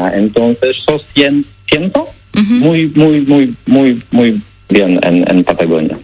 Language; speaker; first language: Spanish; non-native, learner; Polish